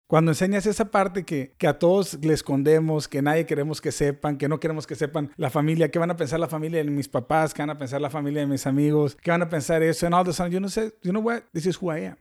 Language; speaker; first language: Spanish; native; Spanish